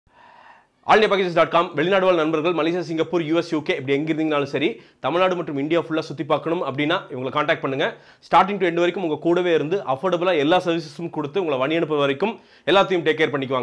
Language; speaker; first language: Tamil; native; Tamil